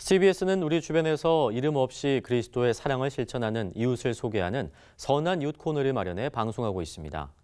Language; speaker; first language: Korean; native; Korean